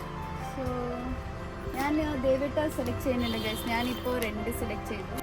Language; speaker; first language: Malayalam; non-native, local second language; Kannada